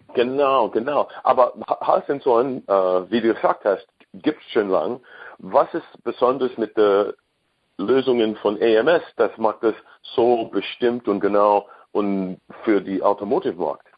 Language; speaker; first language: German; non-native, learner; English